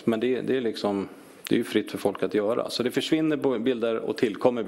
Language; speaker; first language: Swedish; native; Swedish